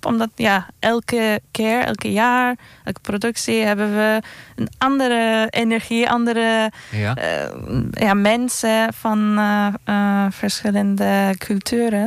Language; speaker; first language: Dutch; non-native, fluent; Turkish